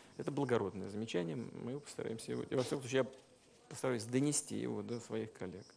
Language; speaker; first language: Russian; native; Russian